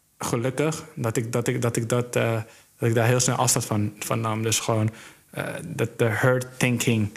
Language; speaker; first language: Dutch; early bilingual, other home language; Somali